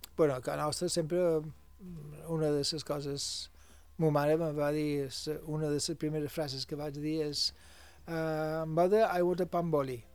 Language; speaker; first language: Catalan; non-native, local second language; English